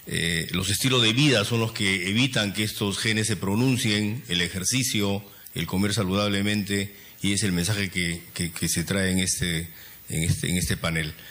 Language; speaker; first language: Spanish; native; Spanish